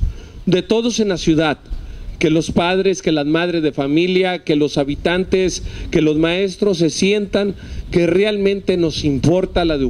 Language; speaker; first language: Spanish; native; Spanish